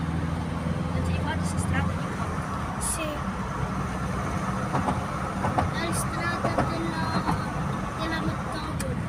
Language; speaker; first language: Italian; early bilingual, other home language; Filipino